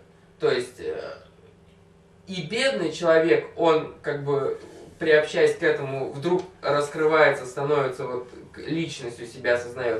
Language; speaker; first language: Russian; native; Russian